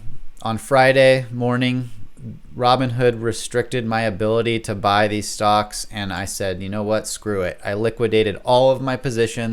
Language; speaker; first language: English; native; English